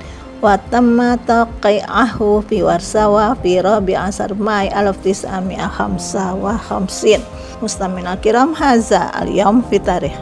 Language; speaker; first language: Arabic; non-native, fluent; Indonesian